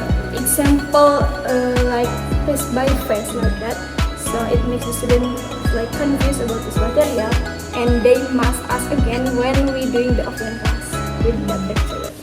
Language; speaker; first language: English; non-native, learner; Indonesian